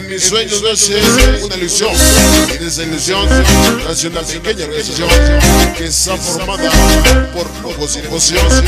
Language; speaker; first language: Spanish; native; Spanish